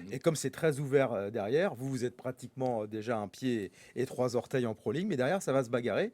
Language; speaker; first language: French; native; French